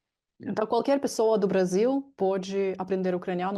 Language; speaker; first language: Portuguese; non-native, fluent; Ukrainian